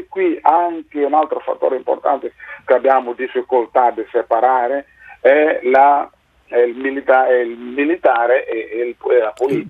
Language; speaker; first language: Italian; non-native, fluent; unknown